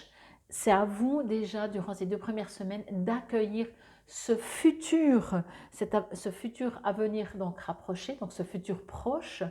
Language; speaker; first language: French; native; French